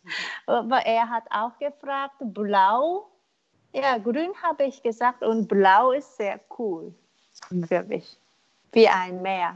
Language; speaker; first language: German; non-native, learner; Korean